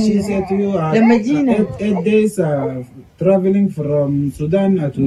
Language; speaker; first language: English; non-native, learner; Arabic